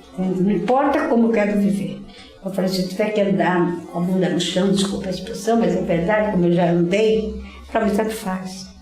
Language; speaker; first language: Portuguese; native; Portuguese